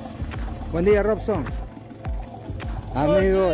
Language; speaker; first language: Spanish; native; Spanish